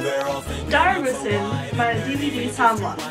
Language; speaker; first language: German; non-native, learner; English